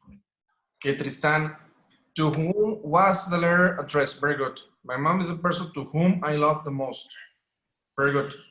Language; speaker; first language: English; non-native, fluent; Spanish